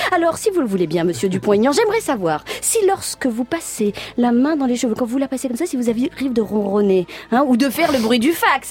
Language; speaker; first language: French; native; French